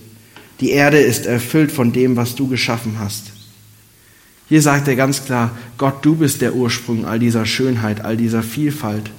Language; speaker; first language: German; native; German